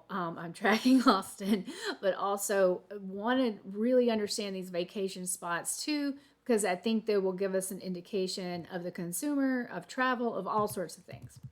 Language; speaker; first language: English; native; English